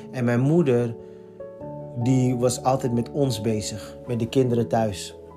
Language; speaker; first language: Dutch; native; Dutch